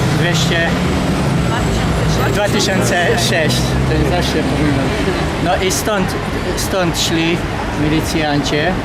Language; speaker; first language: Polish; non-native, learner; Hungarian